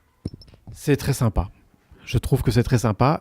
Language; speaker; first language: French; native; French